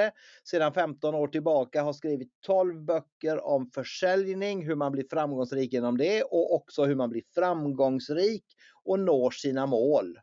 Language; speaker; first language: Swedish; native; Swedish